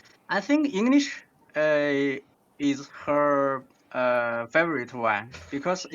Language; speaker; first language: English; non-native, learner; Chinese